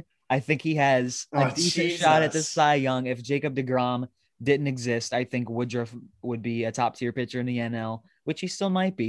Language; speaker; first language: English; native; English